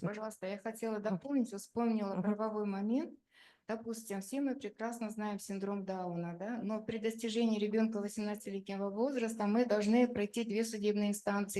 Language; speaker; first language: Russian; native; Russian